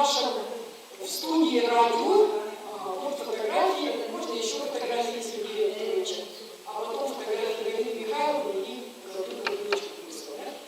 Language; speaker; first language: Russian; native; Russian